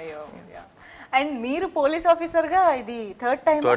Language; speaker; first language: Telugu; native; Telugu